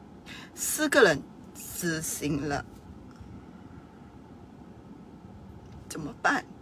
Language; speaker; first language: Chinese; non-native, fluent; Burmese